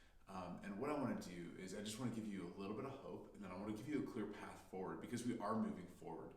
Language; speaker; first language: English; native; English